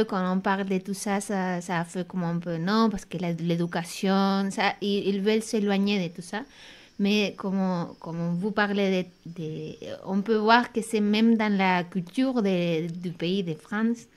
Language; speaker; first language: French; non-native, fluent; Spanish